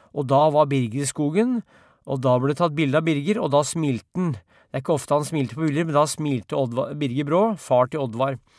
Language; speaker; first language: Norwegian; native; Norwegian